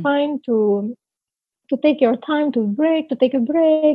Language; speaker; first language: English; non-native, fluent; Indonesian